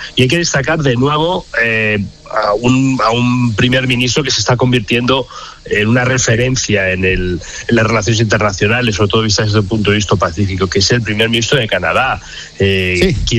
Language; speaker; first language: Spanish; native; Spanish